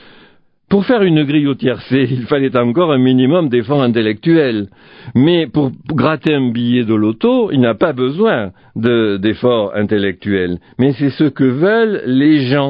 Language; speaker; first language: French; native; French